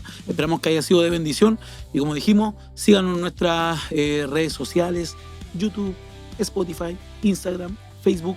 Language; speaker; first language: Spanish; native; Spanish